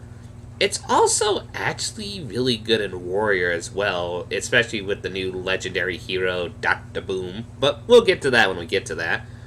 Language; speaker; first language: English; native; English